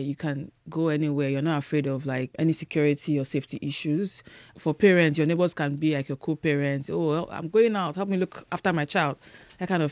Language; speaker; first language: English; non-native, local second language; Yoruba